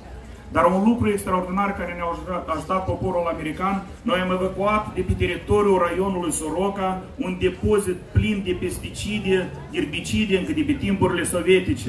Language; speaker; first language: Romanian; native; Romanian